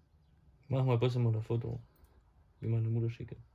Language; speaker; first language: German; native; German